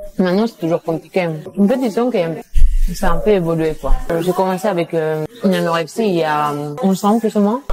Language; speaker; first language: French; non-native, fluent; Spanish